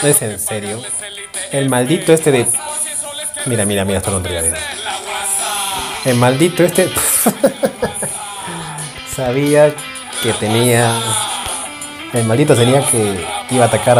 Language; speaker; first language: Spanish; native; Spanish